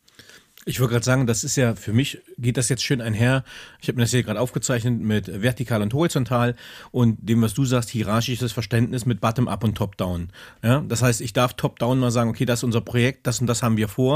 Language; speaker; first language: German; native; German